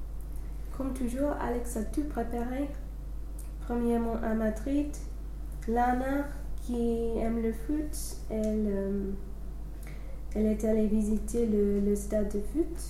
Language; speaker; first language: French; non-native, fluent; English